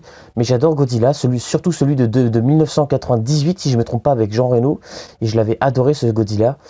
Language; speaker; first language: French; native; French